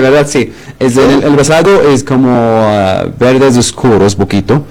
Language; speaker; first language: Spanish; non-native, learner; Arabic